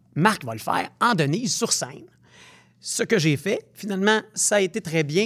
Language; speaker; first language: French; native; French